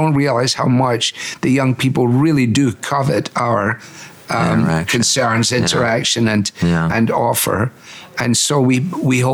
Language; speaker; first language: English; native; English